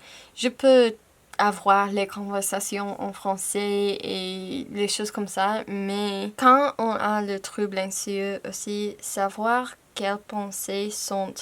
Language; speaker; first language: French; non-native, fluent; English